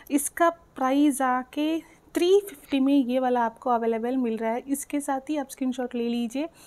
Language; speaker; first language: Hindi; non-native, local second language; Telugu